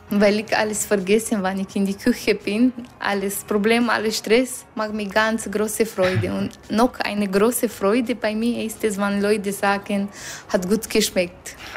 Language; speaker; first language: German; non-native, learner; Romanian